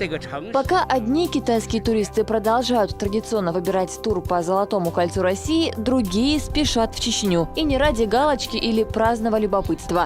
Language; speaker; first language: Russian; native; Russian